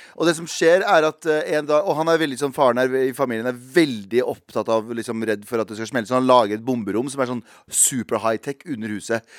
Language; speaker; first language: Norwegian; early bilingual, other home language; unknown